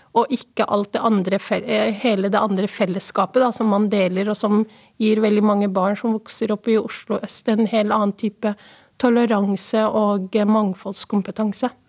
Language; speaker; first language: Norwegian; early bilingual, other home language; Somali